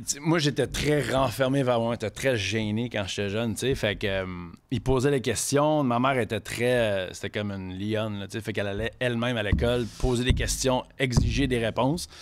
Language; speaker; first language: French; native; French